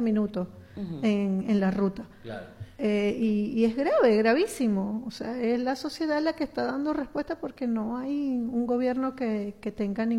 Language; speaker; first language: Spanish; native; Spanish